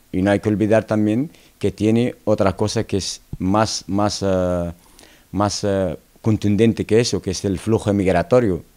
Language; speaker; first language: Spanish; non-native, local second language; Arabic